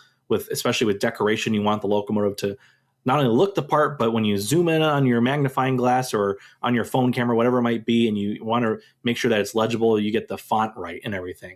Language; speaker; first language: English; native; English